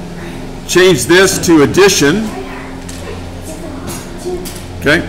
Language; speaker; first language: English; native; English